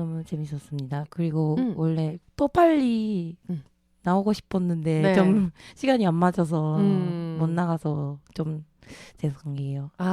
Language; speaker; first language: Korean; early bilingual, heritage; Japanese